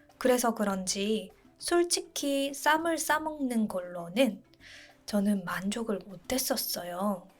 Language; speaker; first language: Korean; non-native, fluent; Japanese